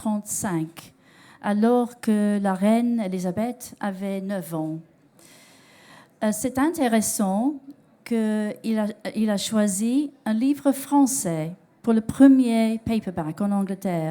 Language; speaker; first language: French; non-native, learner; English